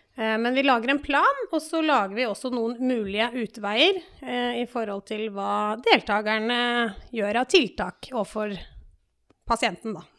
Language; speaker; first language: Norwegian; native; Norwegian